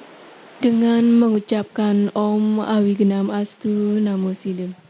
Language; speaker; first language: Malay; non-native, local second language; Balinese